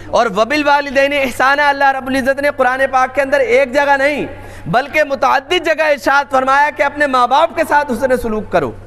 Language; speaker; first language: Urdu; native; Urdu